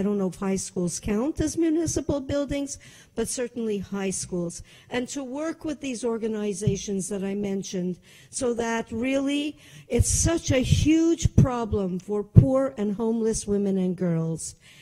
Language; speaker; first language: English; native; English